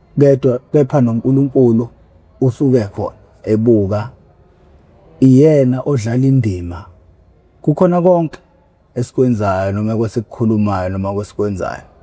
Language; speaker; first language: Zulu; native; Zulu